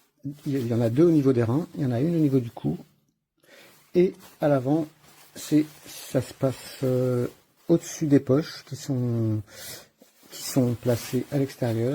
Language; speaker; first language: French; native; French